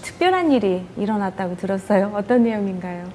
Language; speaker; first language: Korean; native; Korean